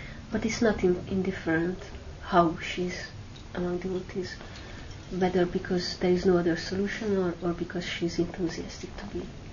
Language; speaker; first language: English; non-native, fluent; Hungarian